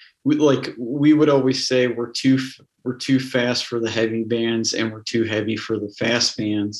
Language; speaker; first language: English; native; English